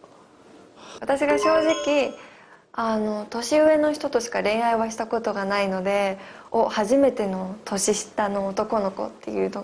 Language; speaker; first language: Korean; non-native, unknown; Japanese